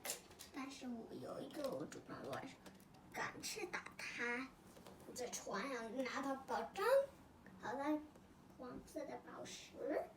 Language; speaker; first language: Chinese; early bilingual, heritage; Chinese